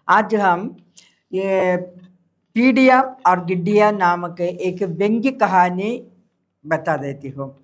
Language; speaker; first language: Hindi; non-native, local second language; Malayalam